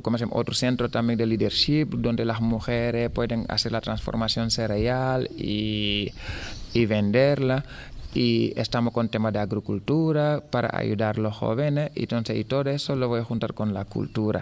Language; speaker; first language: Spanish; non-native, fluent; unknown